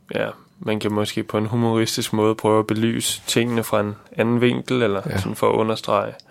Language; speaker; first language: Danish; native; Danish